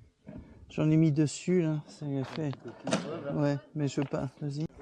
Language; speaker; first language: French; native; French